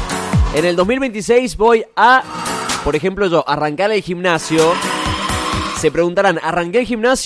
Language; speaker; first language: Spanish; native; Spanish